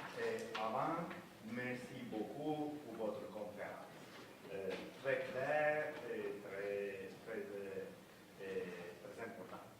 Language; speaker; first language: French; non-native, fluent; Spanish